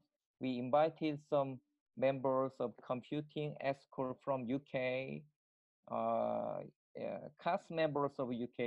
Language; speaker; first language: English; non-native, learner; Korean